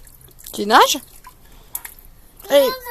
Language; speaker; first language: French; native; French